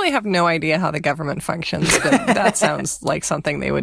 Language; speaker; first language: English; native; English